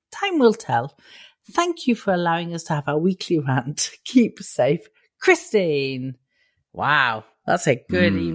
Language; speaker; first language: English; native; English